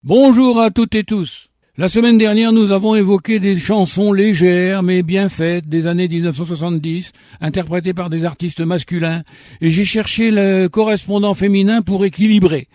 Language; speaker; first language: French; native; French